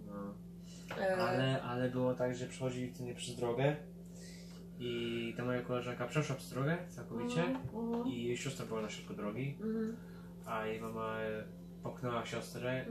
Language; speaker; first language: Polish; early bilingual, heritage; Polish